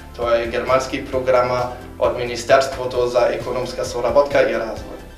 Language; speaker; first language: Macedonian; non-native, fluent; German